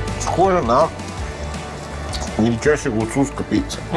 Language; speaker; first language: Ukrainian; non-native, learner; Italian